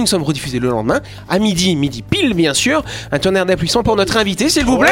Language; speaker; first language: French; native; French